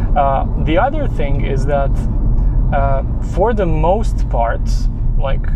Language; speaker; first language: English; non-native, fluent; Serbian